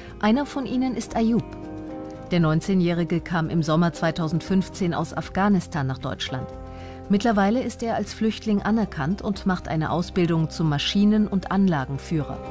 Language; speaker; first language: German; native; German